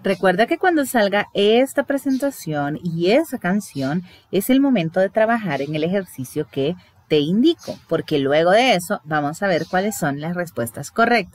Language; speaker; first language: Spanish; native; Spanish